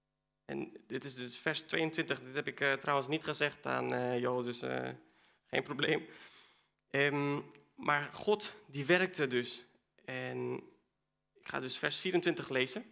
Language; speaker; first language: Dutch; non-native, fluent; Spanish